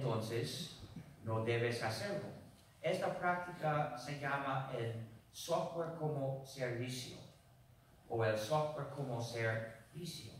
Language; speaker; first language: Spanish; non-native, fluent; English